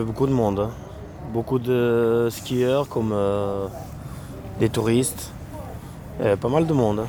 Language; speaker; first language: French; native; French